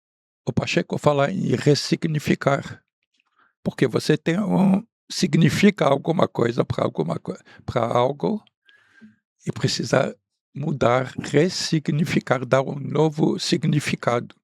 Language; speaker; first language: Portuguese; non-native, fluent; Arabic